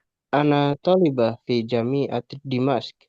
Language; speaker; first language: Arabic; non-native, learner; Indonesian